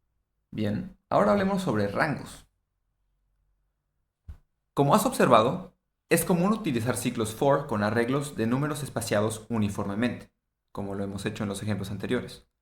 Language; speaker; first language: Spanish; native; Spanish